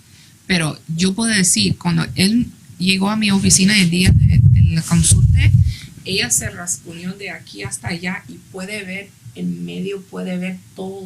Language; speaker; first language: Spanish; early bilingual, heritage; English